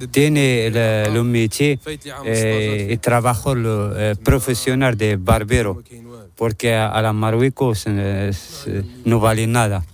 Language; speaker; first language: Spanish; non-native, learner; Arabic